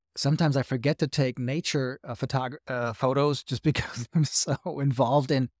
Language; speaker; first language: English; non-native, fluent; German